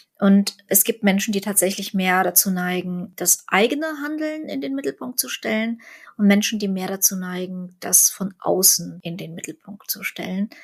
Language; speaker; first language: German; early bilingual, other home language; Russian